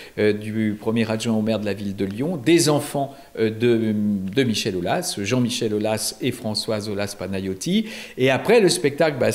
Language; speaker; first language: French; native; French